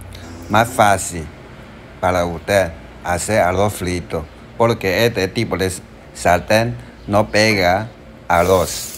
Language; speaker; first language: Spanish; non-native, learner; Chinese